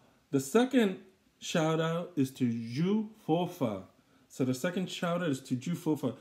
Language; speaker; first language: English; native; English